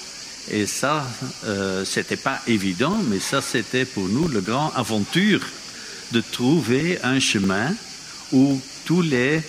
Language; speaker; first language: French; non-native, fluent; Dutch